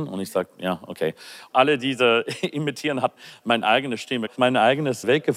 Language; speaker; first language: German; non-native, learner; English